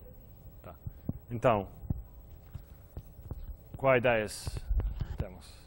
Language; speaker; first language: Portuguese; non-native, fluent; English